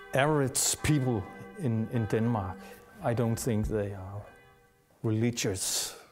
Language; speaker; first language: English; native; English